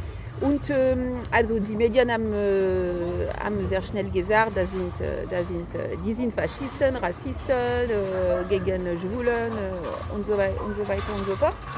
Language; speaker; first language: German; non-native, fluent; French